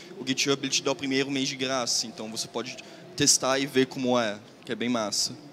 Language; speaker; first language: Portuguese; non-native, fluent; German